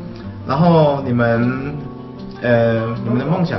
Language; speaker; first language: Chinese; early bilingual, heritage; Chinese